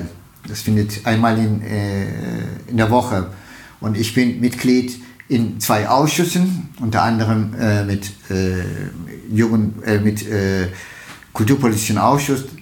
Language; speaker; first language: German; non-native, fluent; Turkish